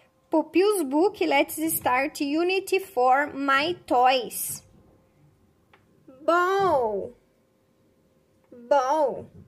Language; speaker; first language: English; non-native, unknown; Portuguese